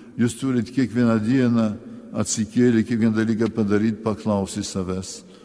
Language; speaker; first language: Lithuanian; early bilingual, heritage; Lithuanian